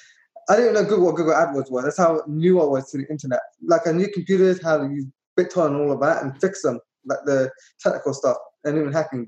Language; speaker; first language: English; native; English